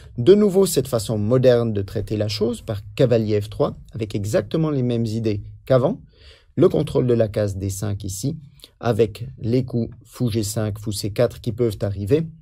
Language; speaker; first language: French; native; French